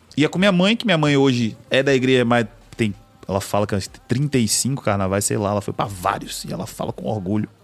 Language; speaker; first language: Portuguese; native; Portuguese